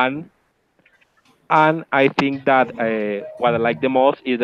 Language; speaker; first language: English; non-native, learner; Spanish